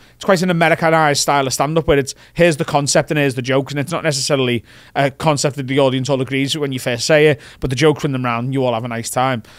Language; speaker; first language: English; native; English